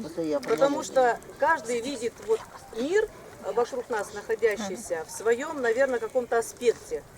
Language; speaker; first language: Russian; native; Russian